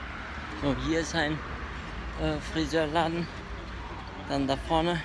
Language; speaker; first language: German; early bilingual, other home language; Turkish